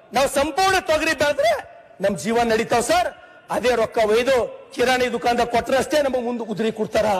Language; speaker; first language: Kannada; native; Kannada